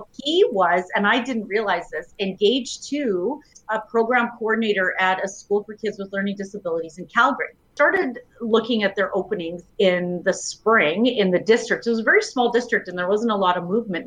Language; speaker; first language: English; native; English